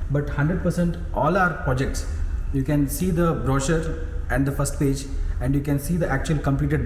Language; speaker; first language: English; non-native, local second language; Hindi